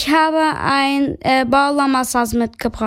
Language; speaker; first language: German; early bilingual, other home language; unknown